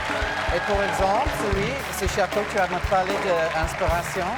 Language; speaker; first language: French; non-native, fluent; English